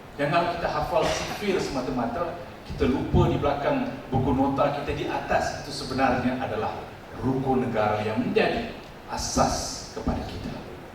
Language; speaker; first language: Malay; non-native, local second language; Tamil